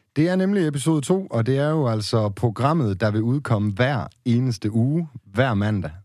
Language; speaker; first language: Danish; native; Danish